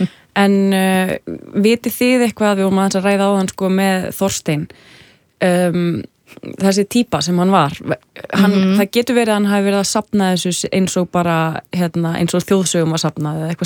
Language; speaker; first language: Icelandic; native; Icelandic